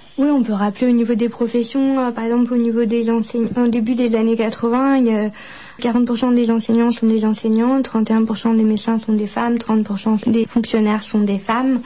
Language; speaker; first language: French; native; French